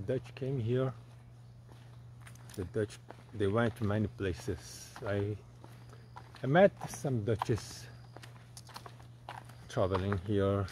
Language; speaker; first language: English; non-native, fluent; Portuguese